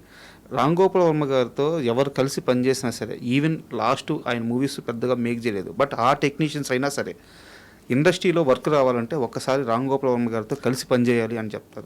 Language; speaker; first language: Telugu; native; Telugu